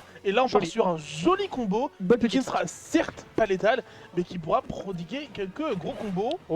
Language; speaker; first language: French; native; French